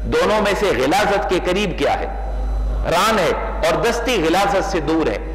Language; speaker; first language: Urdu; native; Urdu